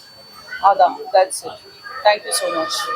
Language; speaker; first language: Tamil; non-native, fluent; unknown